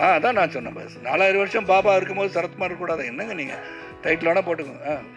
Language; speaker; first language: Tamil; native; Tamil